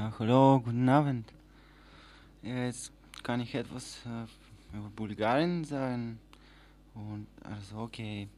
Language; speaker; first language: German; non-native, learner; Bulgarian